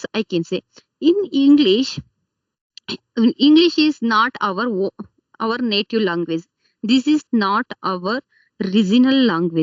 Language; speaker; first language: English; non-native, learner; Kannada